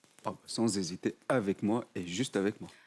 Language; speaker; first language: French; native; French